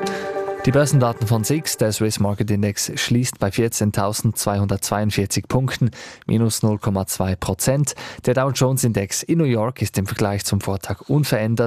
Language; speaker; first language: German; native; German